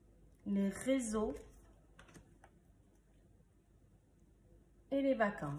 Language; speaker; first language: French; native; French